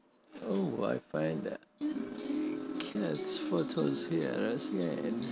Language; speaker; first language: English; non-native, learner; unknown